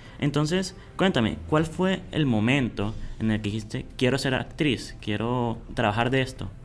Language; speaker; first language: Spanish; native; Spanish